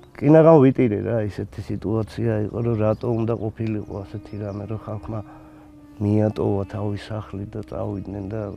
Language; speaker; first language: Georgian; native; Georgian